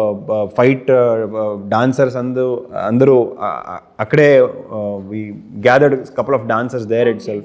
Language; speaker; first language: Telugu; non-native, learner; Kannada